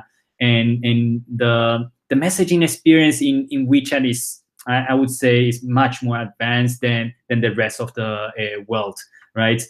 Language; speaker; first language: English; early bilingual, other home language; Spanish